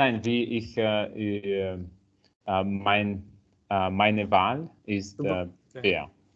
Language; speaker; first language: German; non-native, learner; Italian